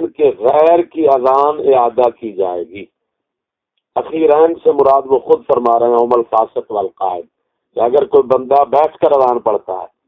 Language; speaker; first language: Urdu; non-native, local second language; Punjabi